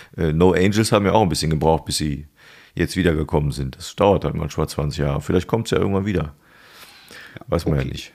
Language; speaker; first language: German; native; German